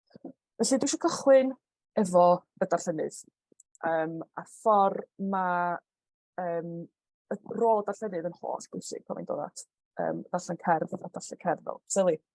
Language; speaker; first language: Welsh; native; Welsh